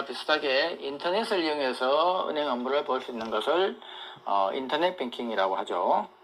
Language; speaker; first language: Korean; native; Korean